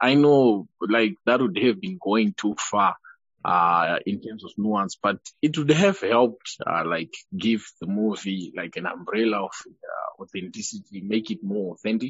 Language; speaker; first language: English; non-native, local second language; Shona